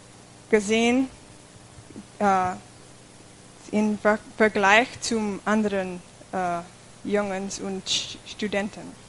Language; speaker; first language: German; non-native, fluent; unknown